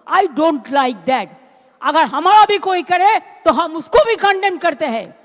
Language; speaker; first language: Hindi; non-native, local second language; Bangla